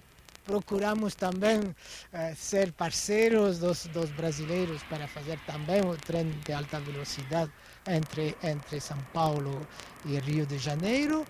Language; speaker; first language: Portuguese; non-native, fluent; French